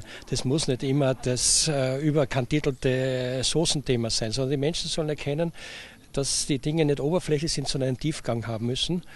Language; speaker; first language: German; native; German